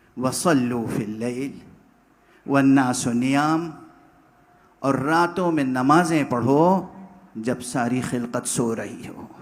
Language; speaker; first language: Urdu; native; Urdu